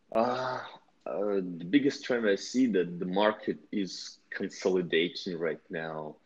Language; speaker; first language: English; non-native, fluent; Russian